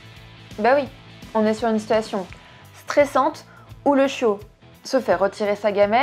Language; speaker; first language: French; native; French